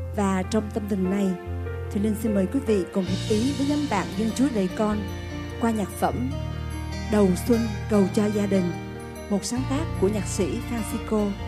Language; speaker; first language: Vietnamese; native; Vietnamese